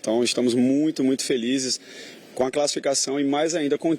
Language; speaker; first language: Portuguese; native; Portuguese